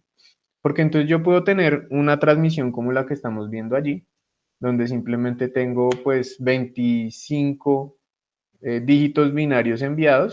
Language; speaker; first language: Spanish; native; Spanish